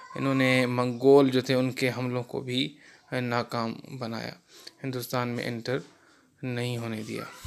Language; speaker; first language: Urdu; non-native, local second language; Sindhi